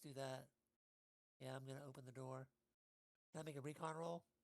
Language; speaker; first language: English; native; English